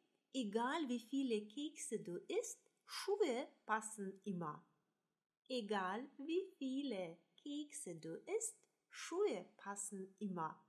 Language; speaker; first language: German; non-native, fluent; Russian